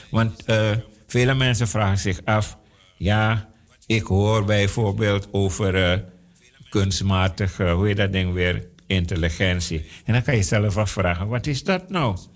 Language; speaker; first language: Dutch; non-native, local second language; Sranan Tongo